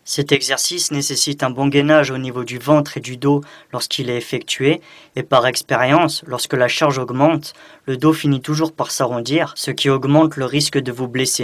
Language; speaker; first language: French; native; French